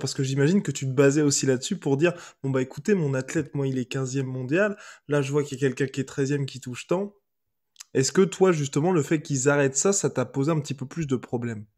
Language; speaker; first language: French; native; French